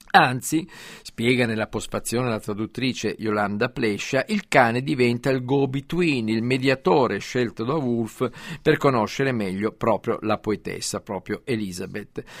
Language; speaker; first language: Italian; native; Italian